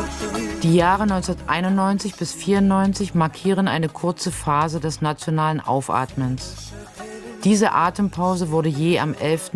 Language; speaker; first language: German; native; German